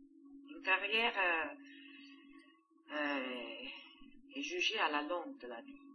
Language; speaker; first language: French; non-native, fluent; Greek